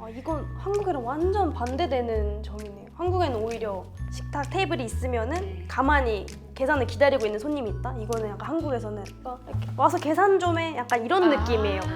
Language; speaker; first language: Korean; native; Korean